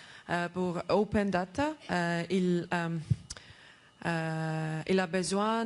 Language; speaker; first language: French; non-native, learner; Estonian